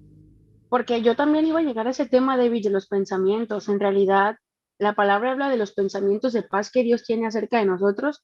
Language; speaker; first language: Spanish; native; Spanish